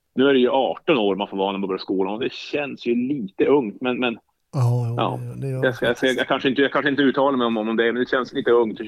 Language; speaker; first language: Swedish; native; Swedish